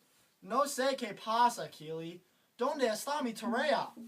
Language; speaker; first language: Spanish; non-native, learner; English